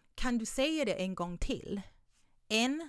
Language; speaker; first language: Swedish; non-native, fluent; Thai